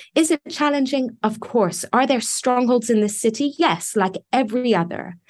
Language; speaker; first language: English; native; English